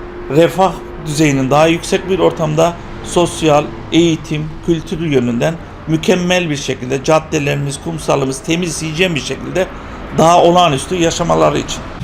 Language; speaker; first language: Turkish; native; Turkish